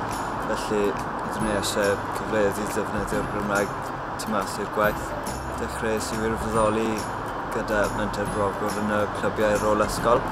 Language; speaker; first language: Welsh; non-native, local second language; English